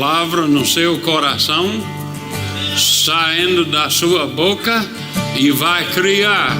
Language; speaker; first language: Portuguese; non-native, fluent; English